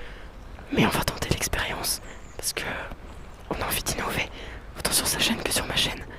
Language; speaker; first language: French; native; French